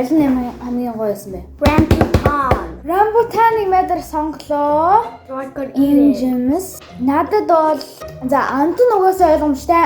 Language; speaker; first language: Mongolian; early bilingual, heritage; Mongolian